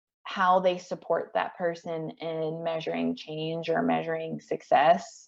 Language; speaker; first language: English; native; English